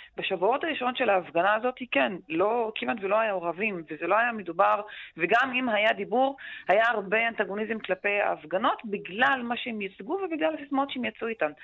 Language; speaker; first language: Hebrew; non-native, local second language; Arabic